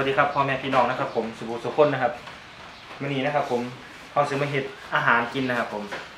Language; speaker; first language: Thai; non-native, local second language; Northeastern Thai